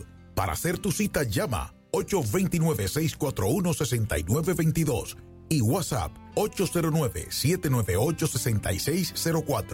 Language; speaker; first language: Spanish; native; Spanish